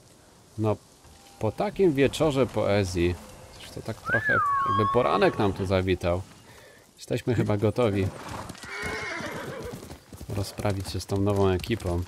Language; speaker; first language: Polish; native; Polish